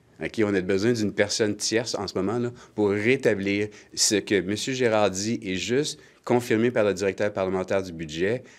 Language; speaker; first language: French; native; French